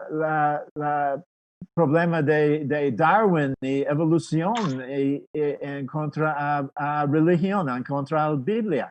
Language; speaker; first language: Spanish; non-native, fluent; English